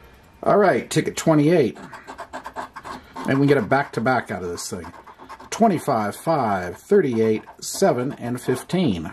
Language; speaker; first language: English; native; English